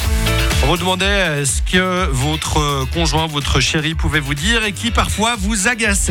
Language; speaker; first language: French; native; French